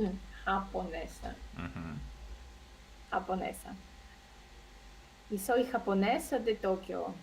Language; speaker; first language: Spanish; non-native, learner; Russian